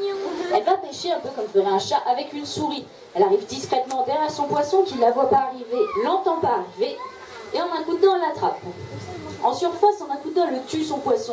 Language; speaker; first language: French; native; French